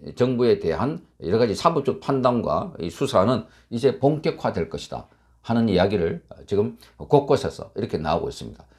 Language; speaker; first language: Korean; native; Korean